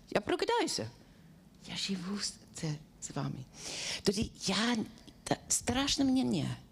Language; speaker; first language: Ukrainian; non-native, learner; English